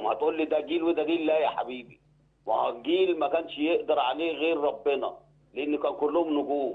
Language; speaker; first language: Arabic; native; Arabic